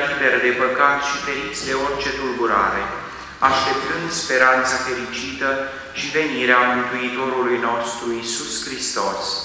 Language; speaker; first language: Romanian; native; Romanian